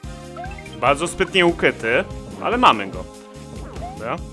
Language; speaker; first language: Polish; native; Polish